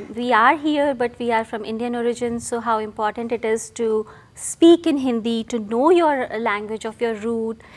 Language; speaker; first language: English; non-native, local second language; Hindi